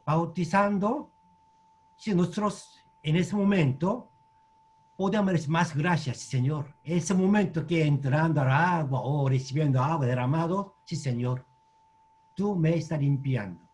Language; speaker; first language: Spanish; non-native, learner; Korean